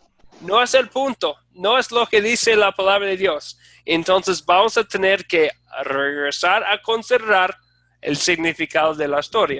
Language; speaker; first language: Spanish; non-native, fluent; English